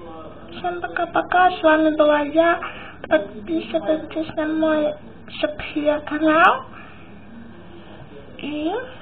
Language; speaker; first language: Russian; early bilingual, heritage; Russian